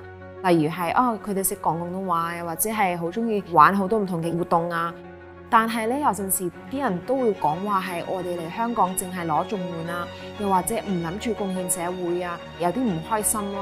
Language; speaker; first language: Cantonese; early bilingual, other home language; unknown